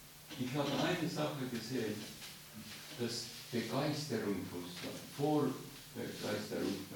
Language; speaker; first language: German; non-native, fluent; Estonian